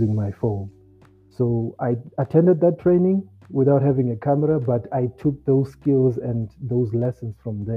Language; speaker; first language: English; non-native, local second language; Xhosa